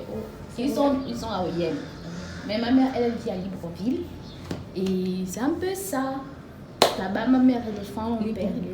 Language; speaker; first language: French; non-native, local second language; Fang